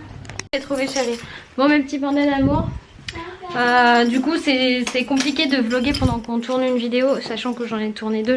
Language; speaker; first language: French; native; French